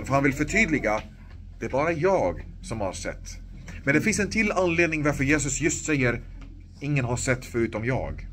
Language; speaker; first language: Swedish; non-native, local second language; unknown